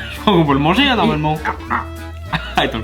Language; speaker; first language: French; native; French